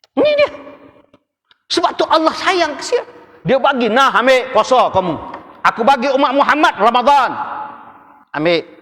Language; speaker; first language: Malay; native; Malay